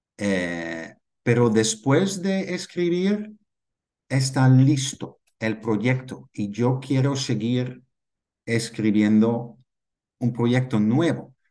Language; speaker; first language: Spanish; non-native, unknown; Dutch